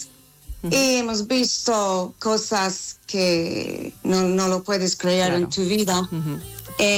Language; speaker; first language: Spanish; non-native, learner; English